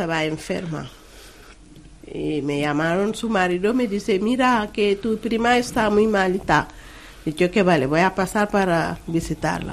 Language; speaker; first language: Spanish; non-native, learner; Wolof